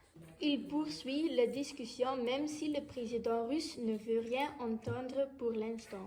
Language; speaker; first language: French; non-native, learner; Dutch